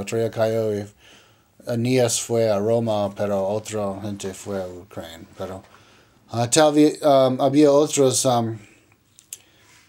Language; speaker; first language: Spanish; non-native, learner; English